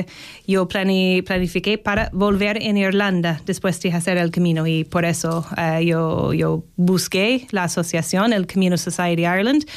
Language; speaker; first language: Spanish; non-native, fluent; English